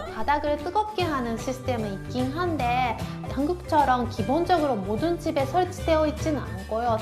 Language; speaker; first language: Korean; non-native, fluent; Japanese